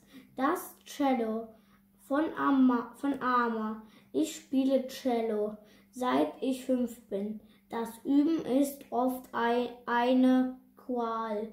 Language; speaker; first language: German; non-native, learner; Russian